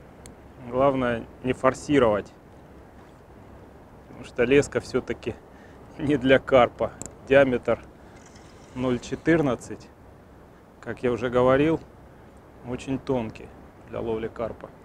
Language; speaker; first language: Russian; native; Russian